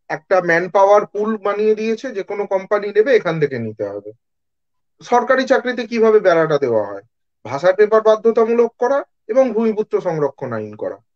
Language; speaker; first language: Bangla; native; Bangla